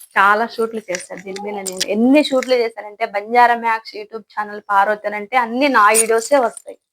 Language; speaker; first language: Telugu; non-native, local second language; Lambadi